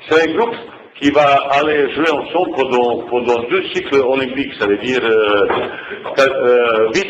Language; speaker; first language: French; non-native, fluent; Bosnian